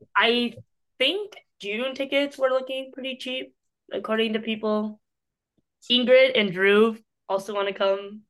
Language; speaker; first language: English; native; English